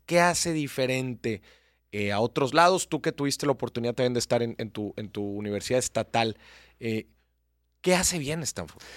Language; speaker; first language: Spanish; native; Spanish